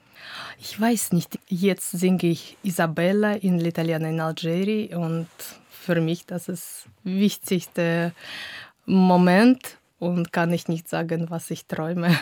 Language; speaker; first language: German; non-native, fluent; Russian